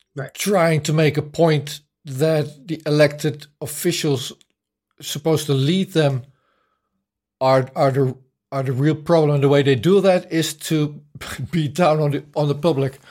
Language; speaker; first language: English; non-native, fluent; Dutch